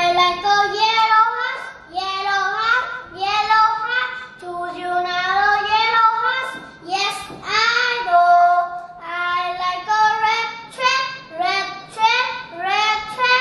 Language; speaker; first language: English; non-native, learner; Vietnamese